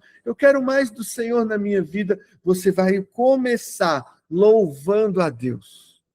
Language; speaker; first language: Portuguese; native; Portuguese